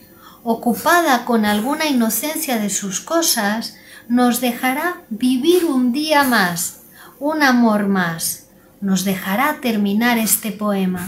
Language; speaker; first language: Spanish; native; Spanish